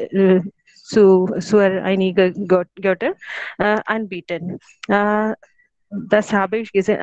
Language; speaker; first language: German; non-native, learner; Hindi